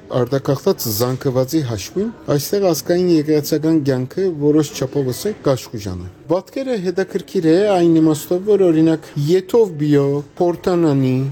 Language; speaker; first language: Armenian; native; Armenian